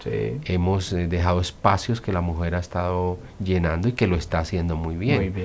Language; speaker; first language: Spanish; native; Spanish